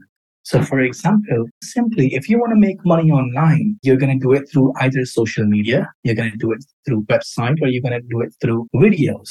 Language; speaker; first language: English; non-native, local second language; Urdu